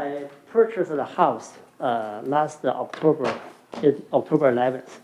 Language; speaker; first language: English; non-native, fluent; Chinese